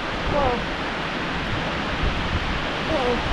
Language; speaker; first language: English; native; English